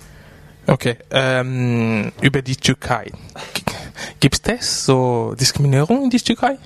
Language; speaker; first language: German; non-native, learner; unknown